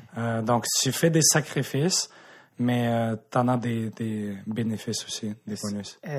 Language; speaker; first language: French; early bilingual, other home language; Russian